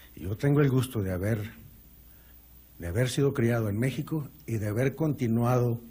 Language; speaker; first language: Spanish; native; Spanish